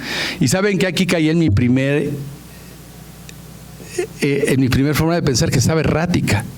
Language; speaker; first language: Spanish; native; Spanish